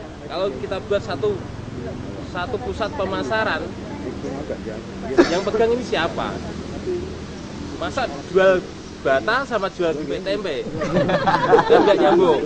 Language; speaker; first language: Indonesian; non-native, local second language; Javanese